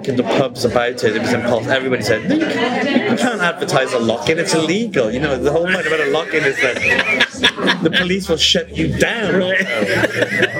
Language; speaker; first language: English; native; English